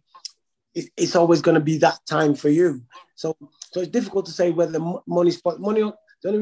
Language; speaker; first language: English; native; English